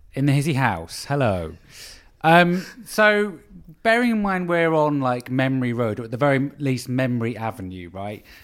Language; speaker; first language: English; native; English